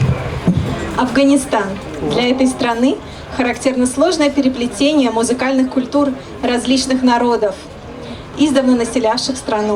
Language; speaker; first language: Russian; native; Russian